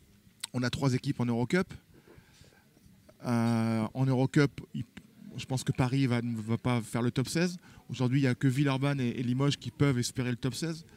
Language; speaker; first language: French; native; French